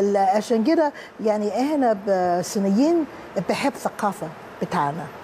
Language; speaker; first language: Arabic; non-native, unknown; Cantonese